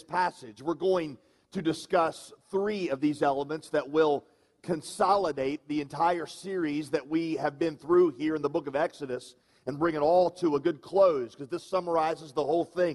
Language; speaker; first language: English; native; English